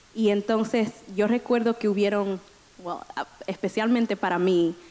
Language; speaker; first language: Spanish; early bilingual, heritage; Spanish